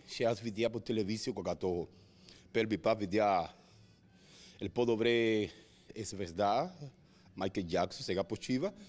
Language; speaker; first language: Bulgarian; non-native, learner; Spanish